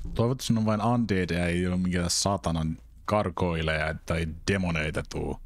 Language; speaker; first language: Finnish; native; Finnish